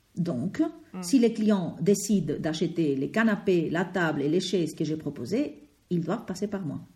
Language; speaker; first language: French; non-native, fluent; Spanish